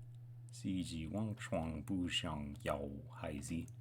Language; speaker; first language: Chinese; non-native, learner; English